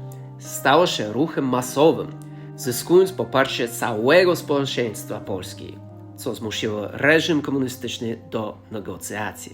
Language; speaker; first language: Polish; non-native, fluent; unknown